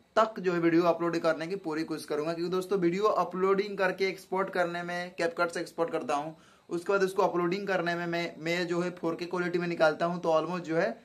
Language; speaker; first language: Hindi; native; Hindi